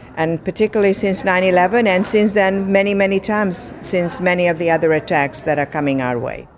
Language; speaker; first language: English; non-native, fluent; Hungarian